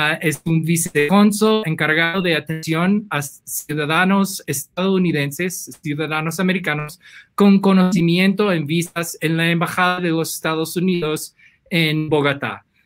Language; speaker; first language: Spanish; non-native, fluent; English